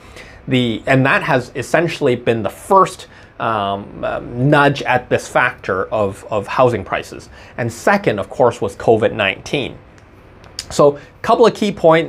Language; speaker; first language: English; non-native, local second language; Cantonese